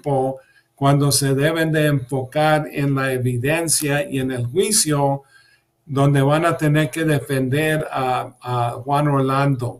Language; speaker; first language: Spanish; early bilingual, heritage; English